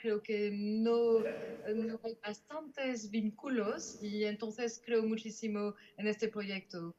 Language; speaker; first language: Spanish; non-native, fluent; French